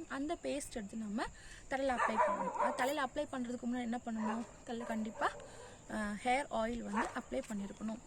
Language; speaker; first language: Tamil; non-native, local second language; Malayalam